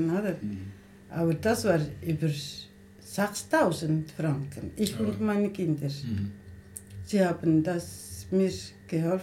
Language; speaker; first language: German; non-native, learner; Somali